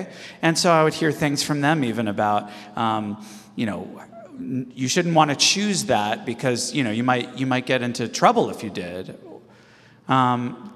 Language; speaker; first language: English; native; English